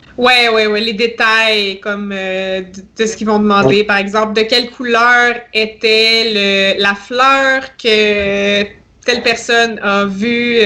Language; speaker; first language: French; native; French